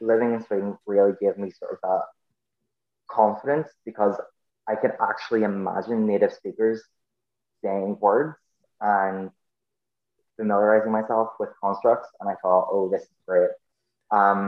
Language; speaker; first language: English; native; English